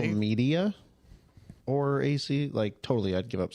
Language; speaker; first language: English; native; English